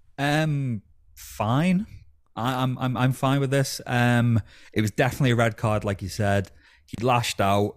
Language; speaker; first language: English; native; English